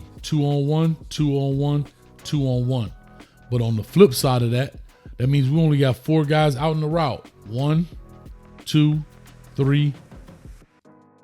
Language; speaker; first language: English; native; English